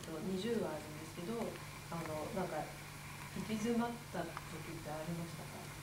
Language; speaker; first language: Japanese; non-native, fluent; French